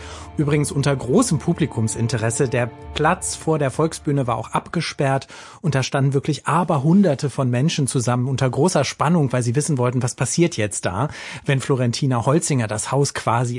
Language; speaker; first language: German; native; German